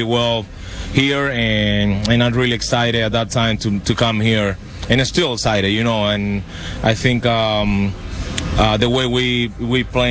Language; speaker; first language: English; non-native, fluent; Spanish